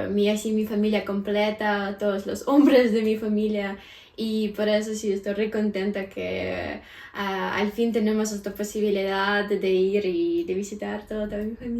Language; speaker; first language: Spanish; non-native, fluent; Ukrainian